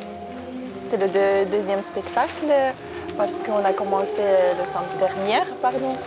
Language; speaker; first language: French; non-native, learner; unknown